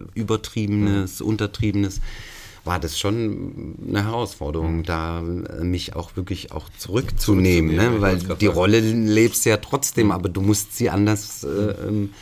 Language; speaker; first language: German; native; German